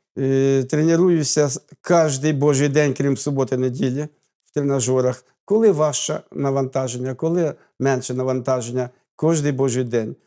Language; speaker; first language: Ukrainian; native; Ukrainian